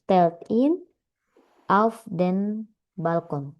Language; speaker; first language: German; non-native, learner; Indonesian